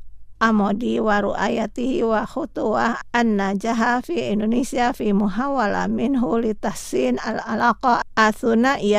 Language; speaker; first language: Arabic; non-native, fluent; Indonesian